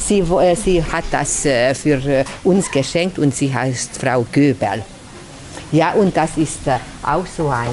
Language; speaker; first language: German; non-native, local second language; Hungarian